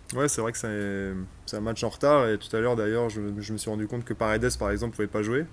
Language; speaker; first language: French; native; French